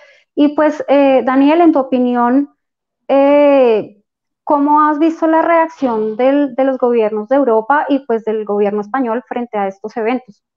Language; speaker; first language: Spanish; native; Spanish